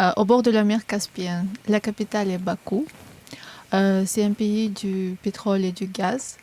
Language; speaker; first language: French; non-native, fluent; Azerbaijani